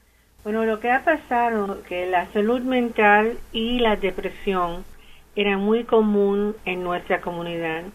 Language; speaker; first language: Spanish; early bilingual, heritage; English